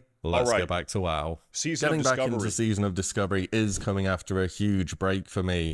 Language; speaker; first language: English; native; English